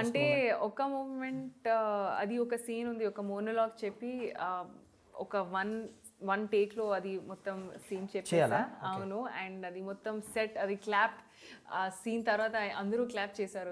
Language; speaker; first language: Telugu; non-native, local second language; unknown